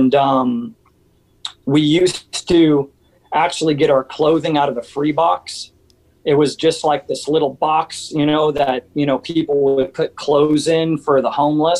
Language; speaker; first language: English; native; English